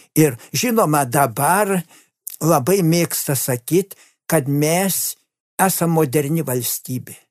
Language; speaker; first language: Lithuanian; native; Lithuanian